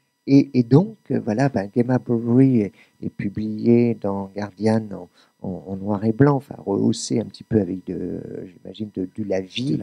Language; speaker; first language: French; native; French